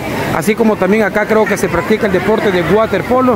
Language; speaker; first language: Spanish; native; Spanish